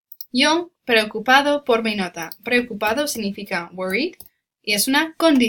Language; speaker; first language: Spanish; non-native, fluent; English